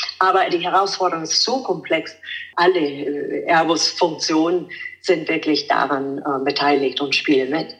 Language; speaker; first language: German; non-native, fluent; Italian